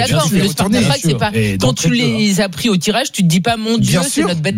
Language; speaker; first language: French; native; French